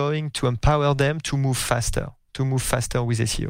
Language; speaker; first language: English; non-native, fluent; French